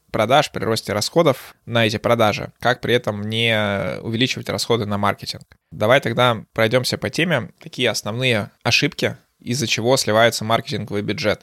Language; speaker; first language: Russian; native; Russian